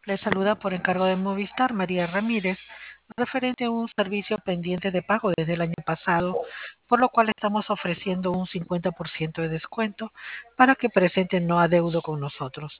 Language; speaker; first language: Spanish; native; Spanish